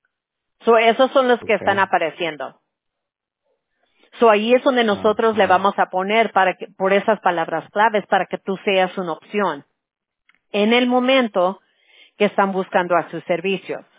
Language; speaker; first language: Spanish; early bilingual, heritage; Spanish